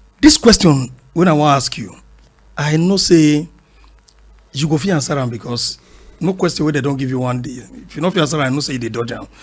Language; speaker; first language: Nigerian Pidgin; non-native, local second language; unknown